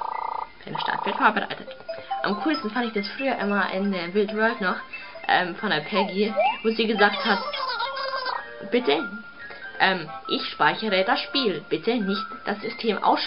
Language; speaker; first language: German; native; German